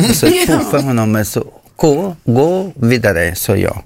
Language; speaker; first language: Swedish; non-native, learner; Portuguese